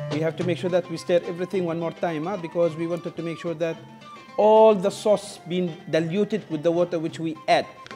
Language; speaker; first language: English; non-native, local second language; Arabic